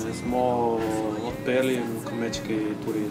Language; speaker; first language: Slovenian; early bilingual, heritage; Slovenian